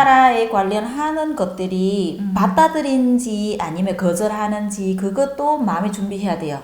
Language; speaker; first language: Korean; non-native, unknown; Vietnamese